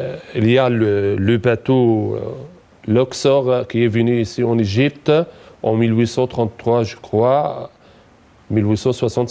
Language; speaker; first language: French; non-native, fluent; Arabic